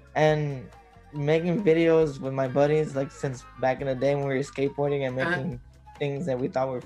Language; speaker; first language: English; native; English